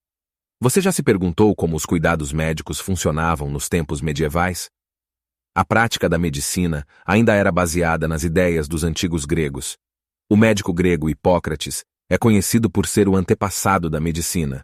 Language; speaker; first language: Portuguese; native; Portuguese